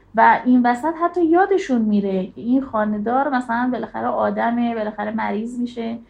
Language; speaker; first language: Persian; native; Persian